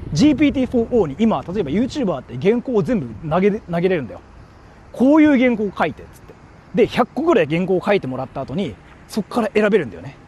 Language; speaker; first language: Japanese; native; Japanese